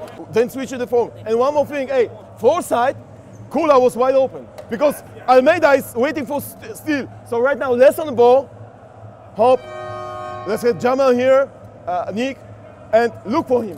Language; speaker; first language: English; non-native, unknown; Polish